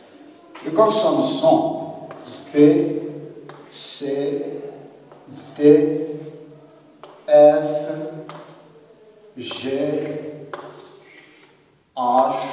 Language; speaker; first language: French; non-native, local second language; Arabic